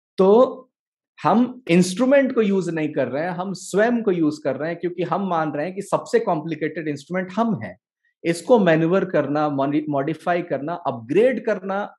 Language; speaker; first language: Hindi; native; Hindi